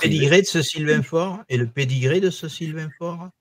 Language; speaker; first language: French; native; French